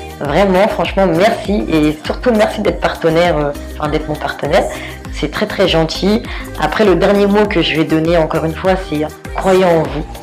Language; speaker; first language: French; early bilingual, other home language; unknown